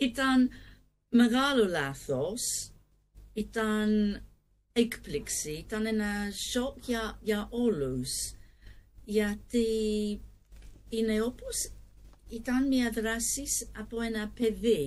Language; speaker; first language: Greek; non-native, learner; English